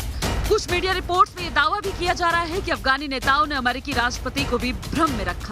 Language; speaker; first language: Hindi; native; Hindi